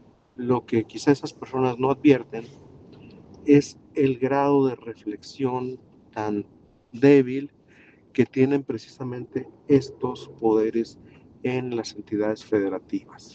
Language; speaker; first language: Spanish; native; Spanish